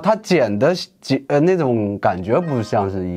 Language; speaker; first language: Chinese; native; Chinese